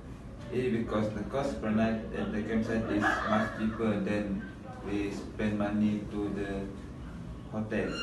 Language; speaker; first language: English; non-native, learner; Malay